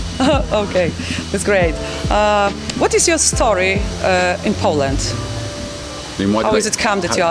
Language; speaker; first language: English; non-native, fluent; Polish